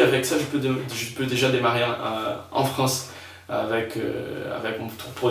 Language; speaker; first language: French; non-native, fluent; Spanish